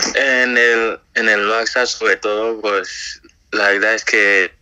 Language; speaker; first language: Spanish; native; Spanish